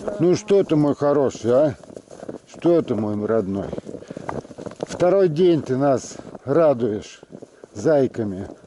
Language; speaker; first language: Russian; native; Russian